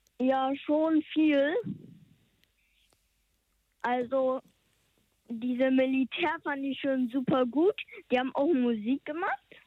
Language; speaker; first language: German; early bilingual, heritage; German